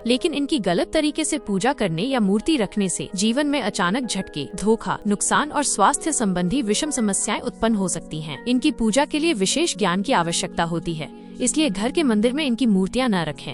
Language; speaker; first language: Hindi; native; Hindi